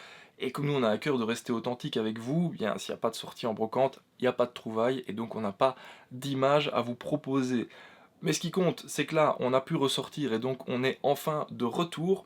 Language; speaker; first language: French; native; French